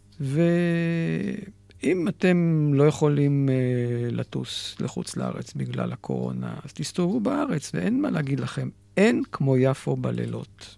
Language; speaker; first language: Hebrew; native; Hebrew